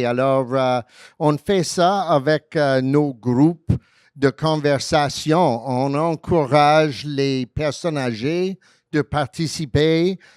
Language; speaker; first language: French; early bilingual, heritage; French